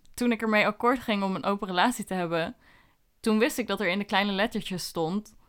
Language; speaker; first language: Dutch; early bilingual, other home language; Indonesian